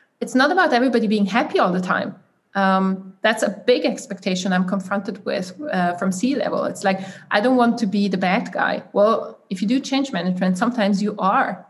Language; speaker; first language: English; non-native, fluent; German